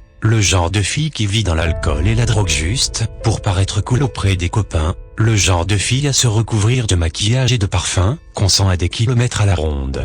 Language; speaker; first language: French; native; French